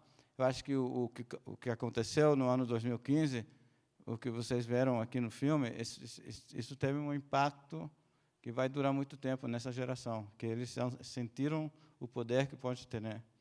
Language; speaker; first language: Portuguese; non-native, fluent; Spanish